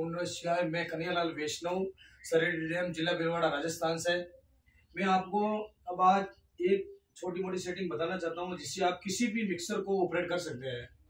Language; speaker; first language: Hindi; non-native, local second language; Rajasthani